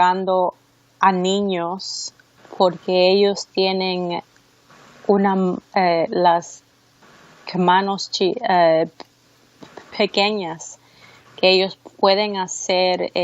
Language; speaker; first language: Spanish; early bilingual, heritage; Spanish